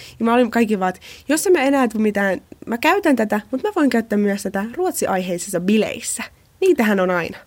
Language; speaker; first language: Finnish; native; Finnish